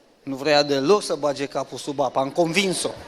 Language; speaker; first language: Romanian; native; Romanian